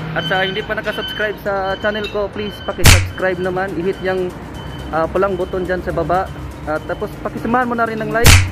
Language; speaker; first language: Filipino; non-native, local second language; Cebuano